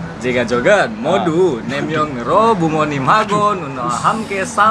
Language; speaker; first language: Korean; non-native, learner; Indonesian